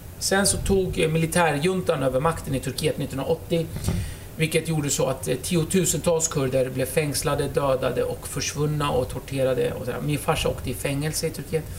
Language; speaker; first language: Swedish; early bilingual, other home language; Kurdish